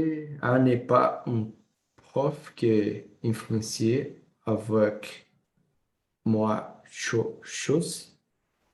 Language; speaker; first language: French; non-native, learner; Portuguese